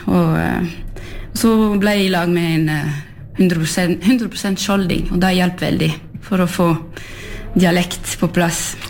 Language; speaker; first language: Norwegian; early bilingual, heritage; French